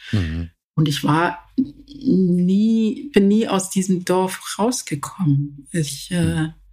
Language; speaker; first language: German; early bilingual, other home language; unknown